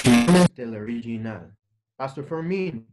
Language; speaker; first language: Spanish; non-native, learner; English